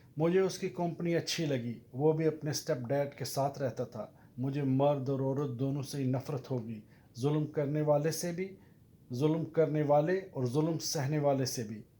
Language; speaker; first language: Urdu; non-native, local second language; Punjabi